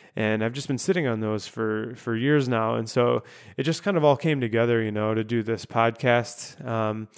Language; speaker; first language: English; native; English